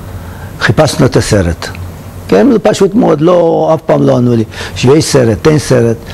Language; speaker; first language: Hebrew; non-native, fluent; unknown